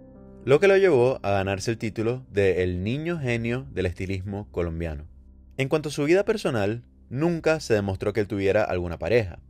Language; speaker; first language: Spanish; native; Spanish